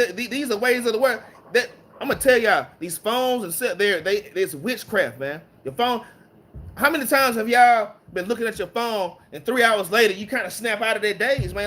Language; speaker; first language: English; native; English